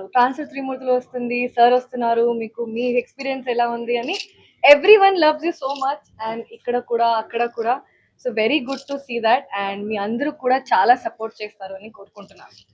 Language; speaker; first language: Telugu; non-native, fluent; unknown